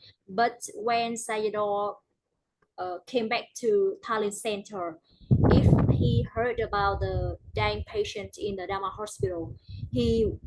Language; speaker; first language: English; non-native, learner; Vietnamese